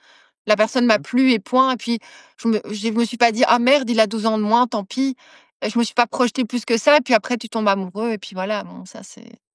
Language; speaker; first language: French; native; French